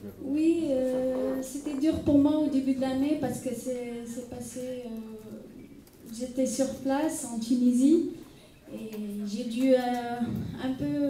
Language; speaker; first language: French; non-native, local second language; Arabic